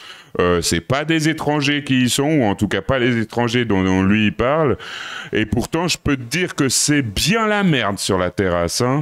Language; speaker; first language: French; native; French